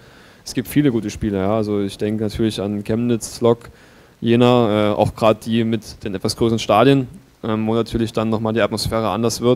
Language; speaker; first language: German; native; German